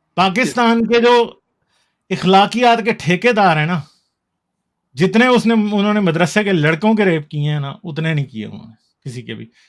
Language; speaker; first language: Urdu; native; Urdu